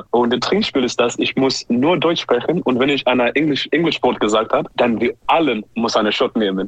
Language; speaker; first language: German; non-native, learner; English